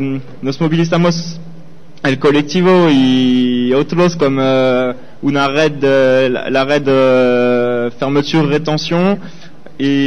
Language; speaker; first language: Spanish; non-native, learner; French